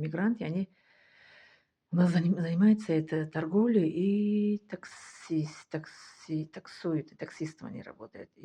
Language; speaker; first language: Russian; non-native, fluent; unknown